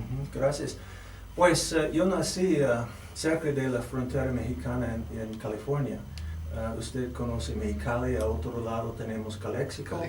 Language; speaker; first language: Spanish; non-native, fluent; English